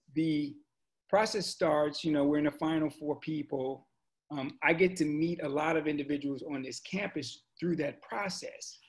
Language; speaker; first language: English; native; English